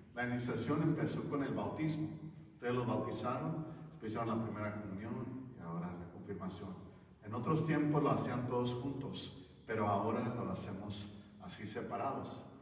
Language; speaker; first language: Spanish; non-native, learner; English